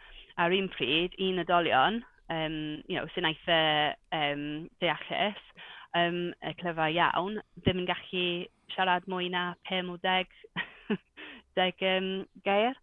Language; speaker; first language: Welsh; non-native, local second language; English